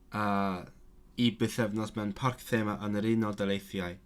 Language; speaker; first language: Welsh; non-native, learner; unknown